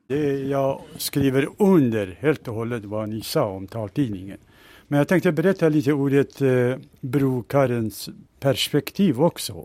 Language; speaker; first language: Swedish; non-native, fluent; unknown